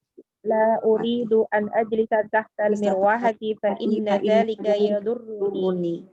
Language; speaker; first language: Arabic; non-native, learner; Indonesian